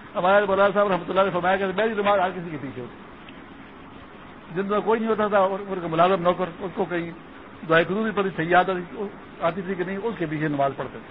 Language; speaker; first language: Urdu; non-native, local second language; Pashto